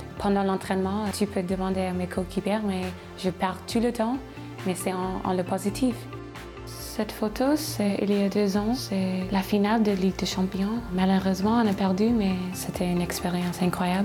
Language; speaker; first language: French; non-native, learner; English